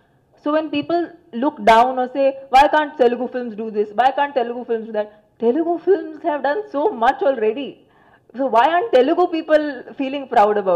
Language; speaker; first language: Telugu; non-native, local second language; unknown